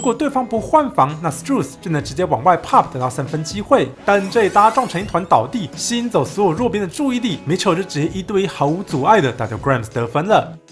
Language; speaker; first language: Chinese; native; Chinese